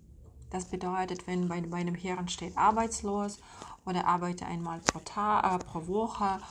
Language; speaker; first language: German; non-native, fluent; Russian